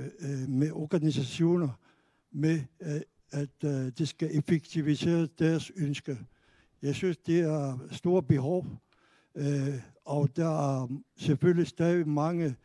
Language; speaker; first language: Danish; non-native, local second language; Kalaallisut